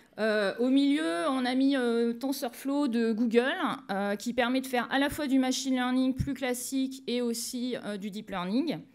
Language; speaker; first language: French; native; French